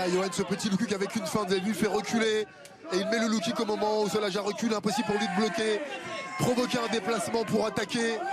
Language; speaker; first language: French; native; French